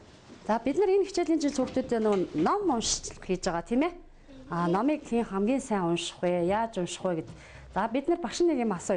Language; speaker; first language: Mongolian; native; Mongolian